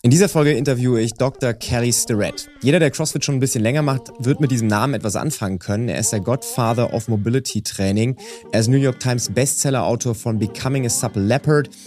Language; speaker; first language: German; native; German